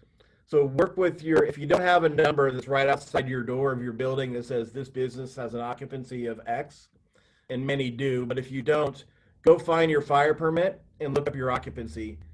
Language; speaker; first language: English; native; English